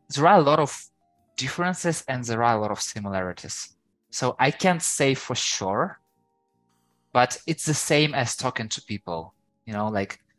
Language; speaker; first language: English; non-native, fluent; Ukrainian